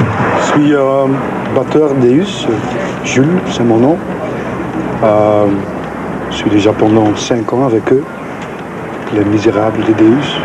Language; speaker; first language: French; non-native, local second language; Dutch